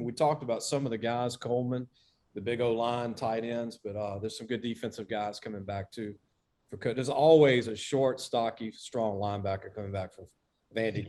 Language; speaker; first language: English; native; English